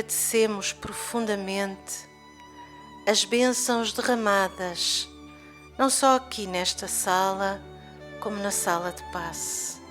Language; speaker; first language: Portuguese; native; Portuguese